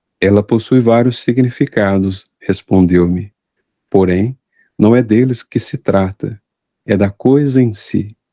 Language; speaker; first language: Portuguese; native; Portuguese